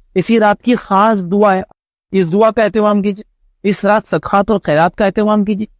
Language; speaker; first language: Urdu; native; Urdu